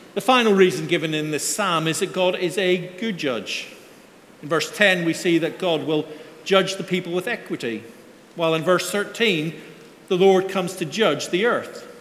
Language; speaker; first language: English; native; English